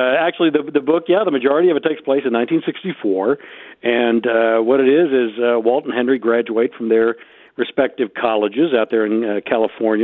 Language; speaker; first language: English; native; English